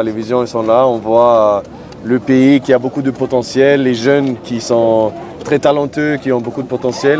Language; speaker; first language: French; non-native, fluent; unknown